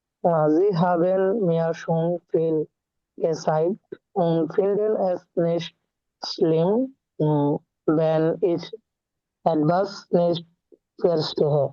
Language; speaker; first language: German; non-native, learner; Bangla